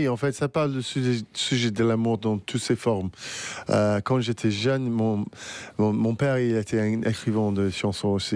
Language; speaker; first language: French; non-native, fluent; English